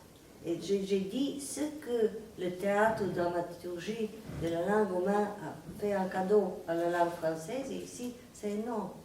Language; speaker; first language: French; non-native, fluent; Serbian